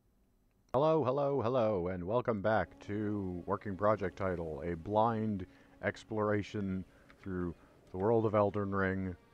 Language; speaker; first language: English; native; English